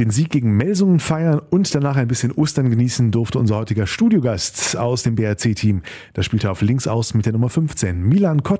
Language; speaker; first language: German; native; German